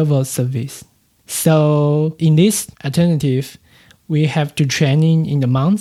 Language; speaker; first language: English; non-native, fluent; Chinese